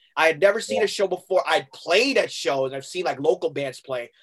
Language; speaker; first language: English; non-native, local second language; Urdu